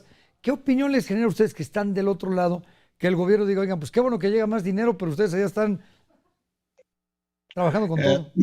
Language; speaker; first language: Spanish; native; Spanish